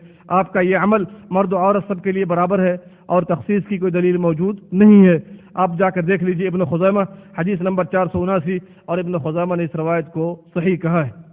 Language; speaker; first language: Urdu; native; Urdu